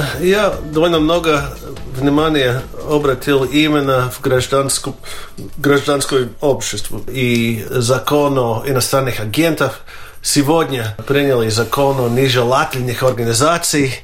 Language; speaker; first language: Russian; non-native, fluent; Latvian